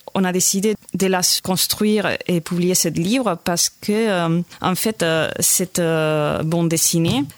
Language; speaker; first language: French; non-native, fluent; Spanish